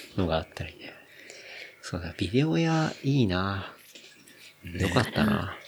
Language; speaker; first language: Japanese; native; Japanese